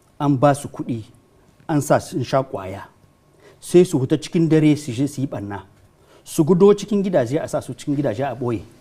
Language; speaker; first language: Hausa; non-native, local second language; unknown